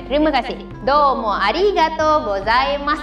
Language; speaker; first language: Malay; native; Malay